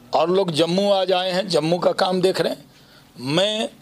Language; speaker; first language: Hindi; native; Hindi